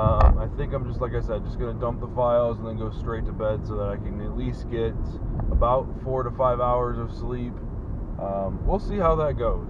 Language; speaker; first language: English; native; English